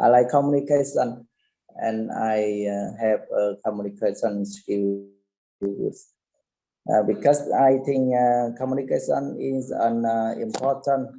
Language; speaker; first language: English; non-native, learner; Khmer